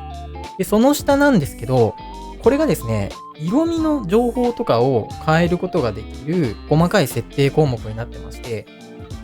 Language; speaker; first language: Japanese; native; Japanese